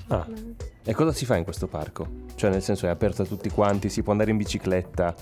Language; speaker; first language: Italian; native; Italian